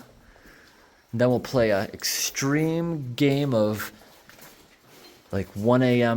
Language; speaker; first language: English; native; English